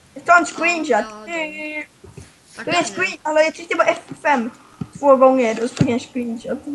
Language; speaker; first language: Swedish; native; Swedish